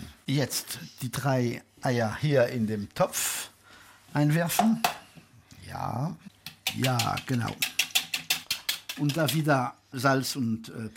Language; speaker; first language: German; non-native, fluent; French